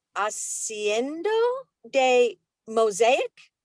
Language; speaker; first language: Spanish; non-native, learner; English